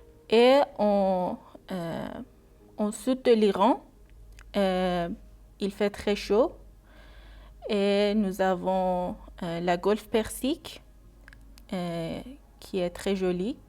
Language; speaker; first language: French; non-native, learner; Persian